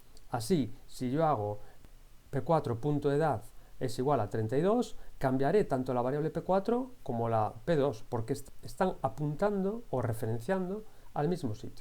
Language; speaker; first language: Spanish; native; Spanish